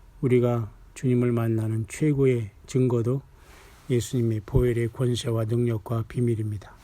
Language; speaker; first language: Korean; native; Korean